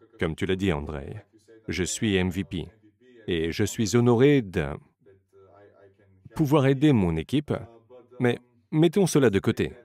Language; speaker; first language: French; non-native, fluent; Slovenian